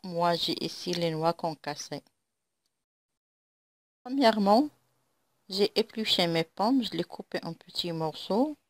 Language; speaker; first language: French; non-native, local second language; Arabic